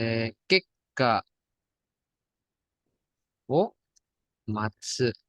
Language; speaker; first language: Japanese; non-native, fluent; Indonesian